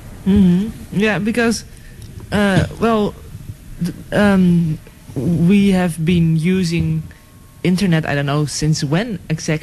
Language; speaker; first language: English; non-native, fluent; Dutch